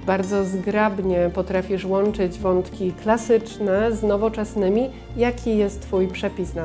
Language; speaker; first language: Polish; native; Polish